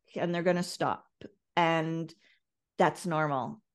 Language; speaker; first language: English; native; English